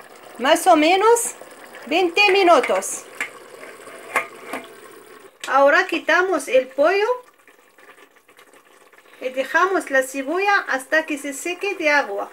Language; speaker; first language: Spanish; non-native, fluent; Arabic